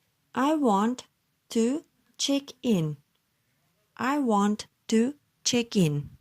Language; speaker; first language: English; non-native, learner; Turkish